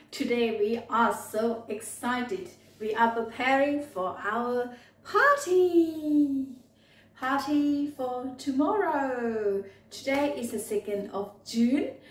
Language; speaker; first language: English; non-native, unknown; Thai